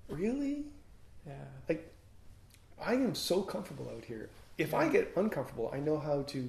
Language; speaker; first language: English; native; English